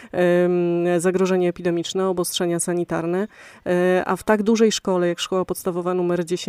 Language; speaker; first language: Polish; native; Polish